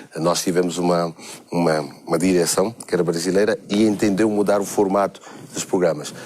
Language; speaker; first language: Portuguese; native; Portuguese